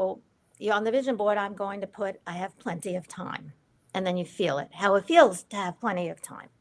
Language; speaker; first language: English; native; English